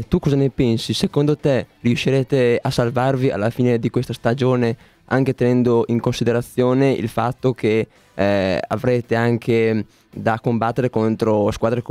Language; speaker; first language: Italian; native; Italian